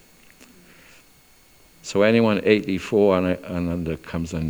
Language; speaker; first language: English; native; English